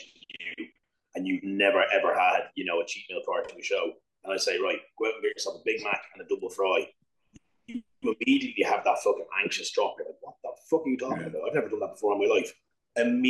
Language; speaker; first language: English; native; English